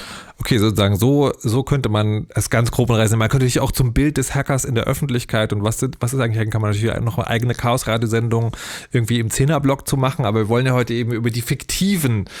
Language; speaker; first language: German; native; German